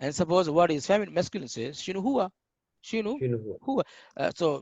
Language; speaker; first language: English; non-native, learner; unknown